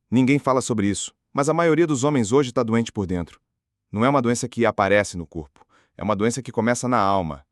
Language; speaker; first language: Portuguese; native; Portuguese